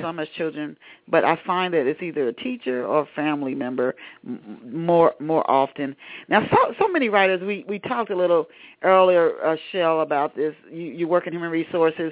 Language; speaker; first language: English; native; English